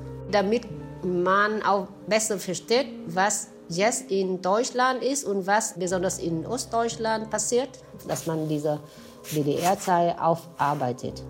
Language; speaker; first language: German; non-native, fluent; Vietnamese